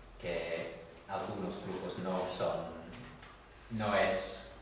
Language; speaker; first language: Spanish; non-native, fluent; English